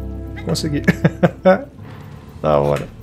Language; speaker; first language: Portuguese; native; Portuguese